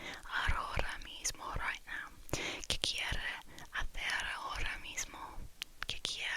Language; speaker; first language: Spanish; non-native, learner; English